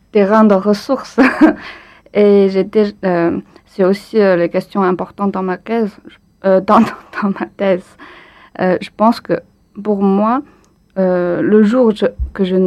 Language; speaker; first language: French; non-native, fluent; Chinese